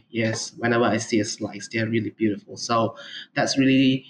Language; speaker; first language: English; non-native, local second language; Cantonese